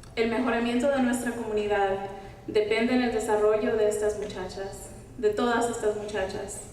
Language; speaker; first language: Spanish; early bilingual, heritage; Spanish